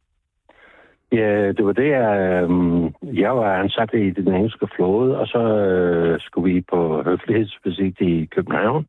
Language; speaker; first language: Danish; non-native, fluent; English